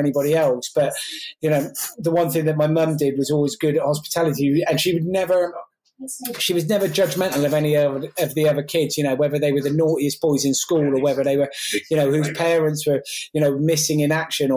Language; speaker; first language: English; native; English